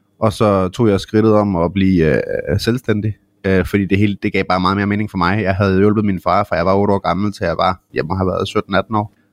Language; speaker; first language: Danish; early bilingual, other home language; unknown